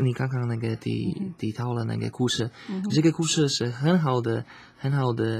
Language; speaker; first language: Chinese; non-native, fluent; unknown